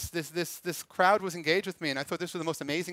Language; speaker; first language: English; native; English